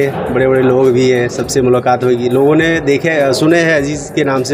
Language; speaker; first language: Hindi; native; Hindi